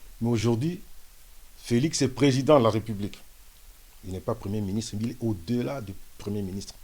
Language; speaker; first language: French; non-native, local second language; Lingala